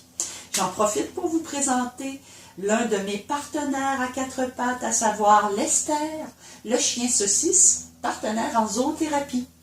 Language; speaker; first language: French; native; French